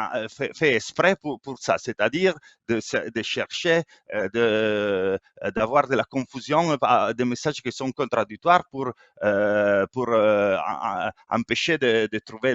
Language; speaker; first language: French; non-native, fluent; Italian